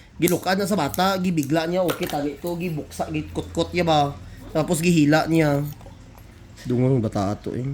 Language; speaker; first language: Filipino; non-native, local second language; Cebuano